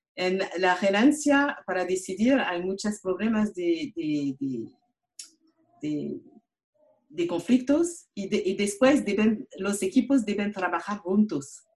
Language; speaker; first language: Spanish; non-native, learner; French